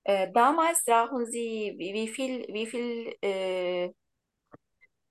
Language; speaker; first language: German; non-native, learner; Turkish